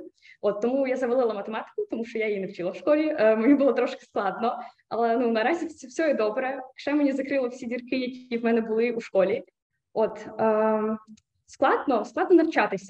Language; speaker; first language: Ukrainian; native; Ukrainian